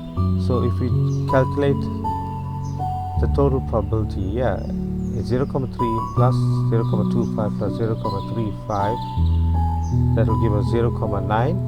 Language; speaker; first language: English; native; English